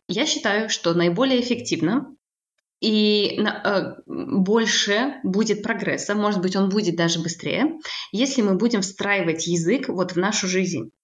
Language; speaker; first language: Russian; native; Russian